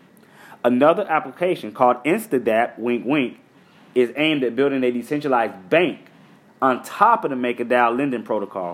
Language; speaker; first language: English; native; English